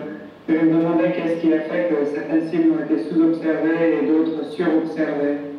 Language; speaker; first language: French; native; French